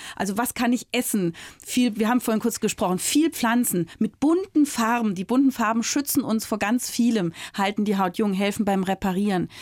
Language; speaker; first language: German; native; German